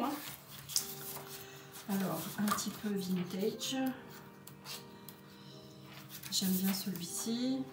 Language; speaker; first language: French; native; French